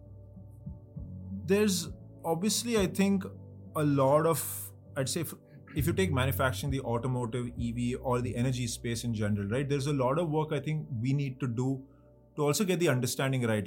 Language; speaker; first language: English; non-native, local second language; Hindi